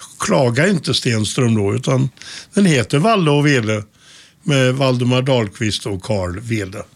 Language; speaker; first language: Swedish; native; Swedish